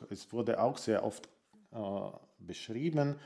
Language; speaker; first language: German; non-native, fluent; Slovak